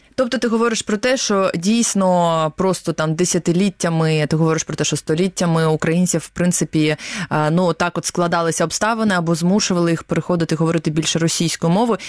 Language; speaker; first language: Ukrainian; non-native, local second language; Russian